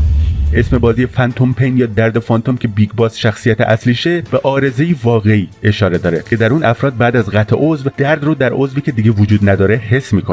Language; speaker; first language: Persian; native; Persian